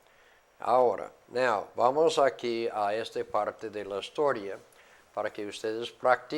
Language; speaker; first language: Spanish; non-native, fluent; English